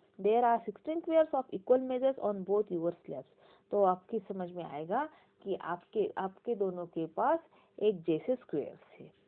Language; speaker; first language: Hindi; non-native, local second language; Marathi